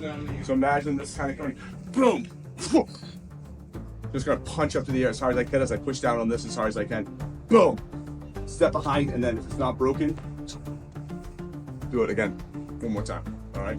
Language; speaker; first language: English; native; English